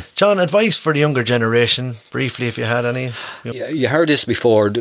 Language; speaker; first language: English; native; English